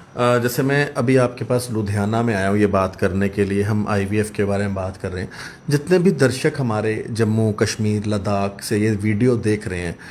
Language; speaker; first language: Hindi; native; Hindi